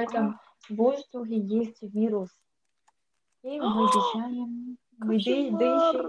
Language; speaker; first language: Russian; non-native, learner; Korean